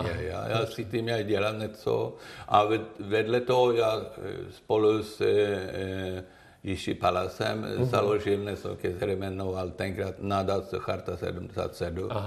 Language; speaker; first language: Czech; non-native, learner; Swedish